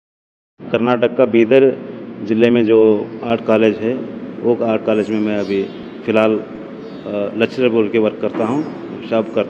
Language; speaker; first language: Hindi; non-native, local second language; Kannada